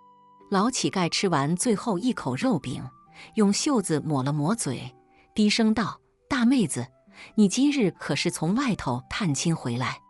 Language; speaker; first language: Chinese; native; Chinese